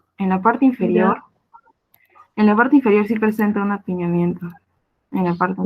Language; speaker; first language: Spanish; native; Spanish